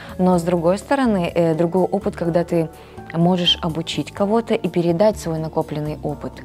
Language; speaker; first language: Russian; native; Russian